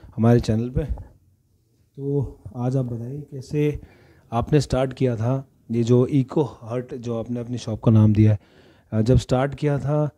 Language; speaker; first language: Hindi; native; Hindi